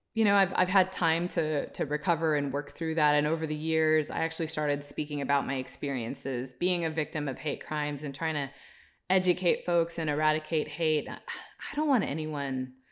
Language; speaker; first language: English; early bilingual, other home language; Hindi